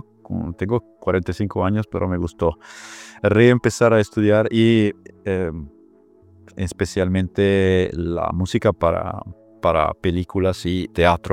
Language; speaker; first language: Spanish; non-native, fluent; Italian